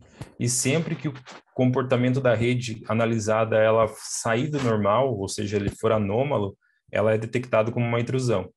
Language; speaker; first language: Portuguese; native; Portuguese